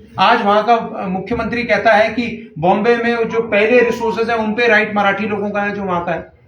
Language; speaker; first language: Hindi; native; Hindi